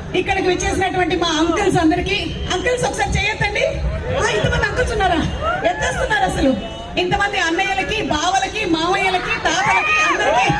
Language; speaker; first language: Telugu; native; Telugu